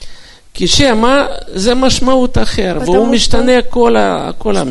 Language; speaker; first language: Hebrew; non-native, fluent; Russian